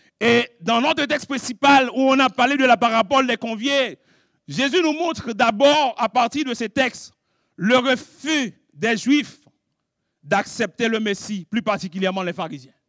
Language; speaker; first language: French; non-native, local second language; Haitian Creole